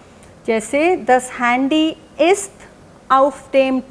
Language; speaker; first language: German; non-native, fluent; Hindi